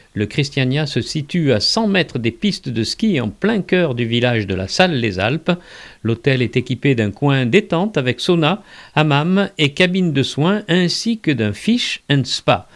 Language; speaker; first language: French; native; French